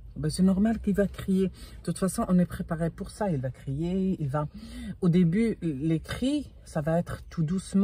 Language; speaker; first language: French; non-native, local second language; Arabic